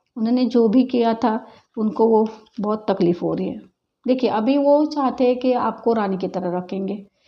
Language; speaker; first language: Hindi; non-native, local second language; Marathi